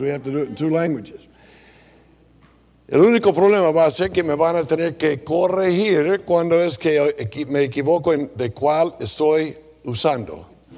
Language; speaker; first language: Spanish; non-native, fluent; English